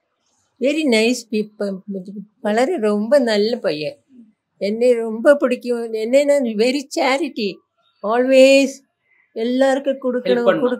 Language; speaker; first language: Tamil; non-native, learner; Malayalam